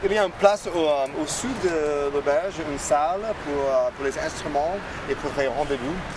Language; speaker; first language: French; non-native, learner; English